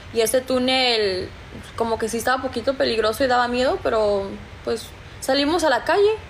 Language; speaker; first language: Spanish; early bilingual, heritage; Spanish